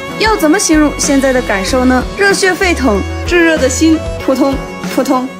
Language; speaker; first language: Chinese; non-native, local second language; Tibetan